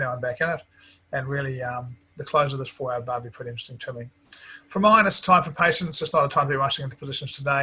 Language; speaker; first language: English; native; English